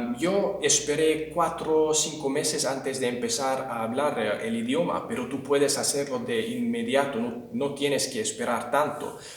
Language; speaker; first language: Spanish; non-native, fluent; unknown